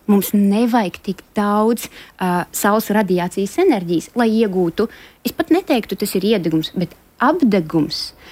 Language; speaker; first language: Latvian; non-native, local second language; Russian